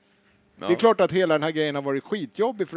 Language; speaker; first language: Swedish; native; Swedish